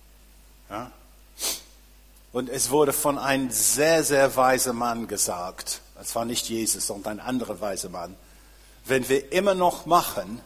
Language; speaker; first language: German; non-native, fluent; English